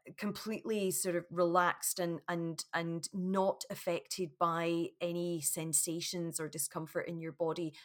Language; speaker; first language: English; native; English